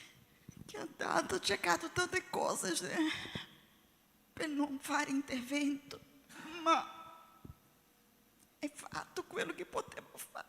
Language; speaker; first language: Italian; non-native, learner; Portuguese